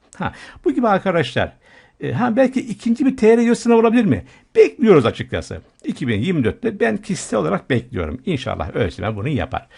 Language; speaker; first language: Turkish; native; Turkish